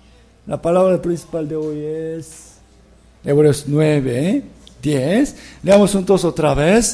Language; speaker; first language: Spanish; non-native, fluent; Korean